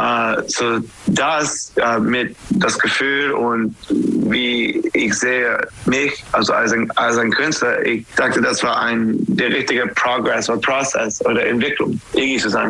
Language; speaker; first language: German; non-native, fluent; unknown